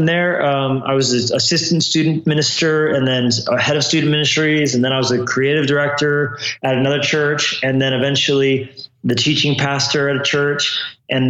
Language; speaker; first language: English; native; English